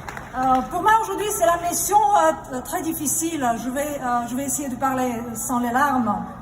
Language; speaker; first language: French; non-native, fluent; Russian